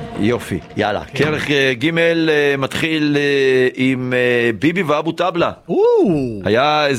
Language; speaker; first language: Hebrew; native; Hebrew